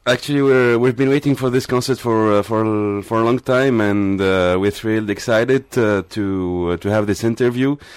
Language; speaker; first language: English; non-native, fluent; Arabic